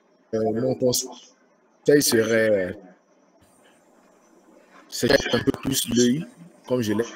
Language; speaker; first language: French; non-native, fluent; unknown